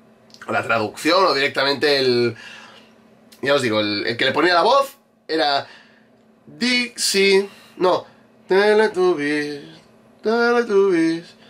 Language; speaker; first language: Spanish; native; Spanish